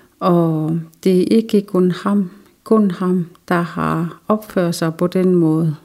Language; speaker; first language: Danish; non-native, local second language; Kalaallisut